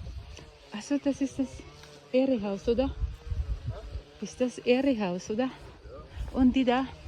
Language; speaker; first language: German; non-native, learner; Filipino